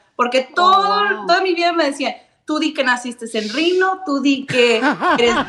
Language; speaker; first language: Spanish; native; Spanish